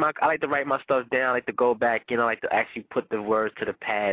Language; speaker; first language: English; non-native, fluent; Spanish